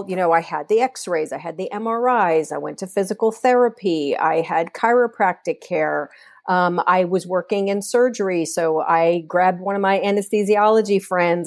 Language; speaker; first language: English; native; English